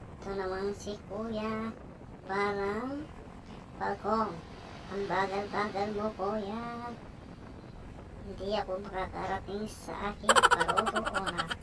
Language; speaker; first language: Filipino; non-native, local second language; Pampanga